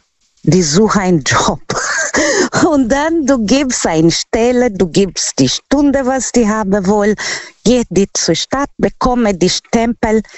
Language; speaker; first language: German; non-native, learner; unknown